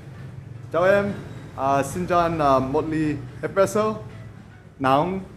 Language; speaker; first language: Vietnamese; non-native, learner; English